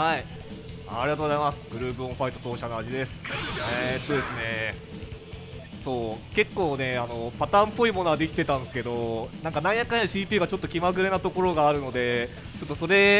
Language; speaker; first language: Japanese; native; Japanese